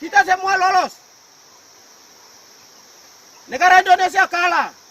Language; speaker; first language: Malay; non-native, local second language; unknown